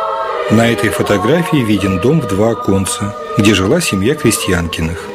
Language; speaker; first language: Russian; native; Russian